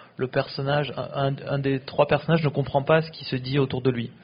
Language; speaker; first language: French; native; French